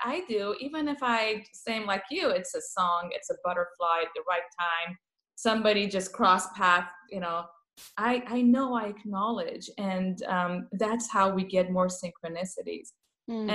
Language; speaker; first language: English; non-native, fluent; Persian